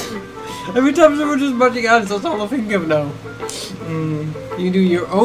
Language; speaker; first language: English; native; English